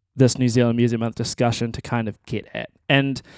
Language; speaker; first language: English; native; English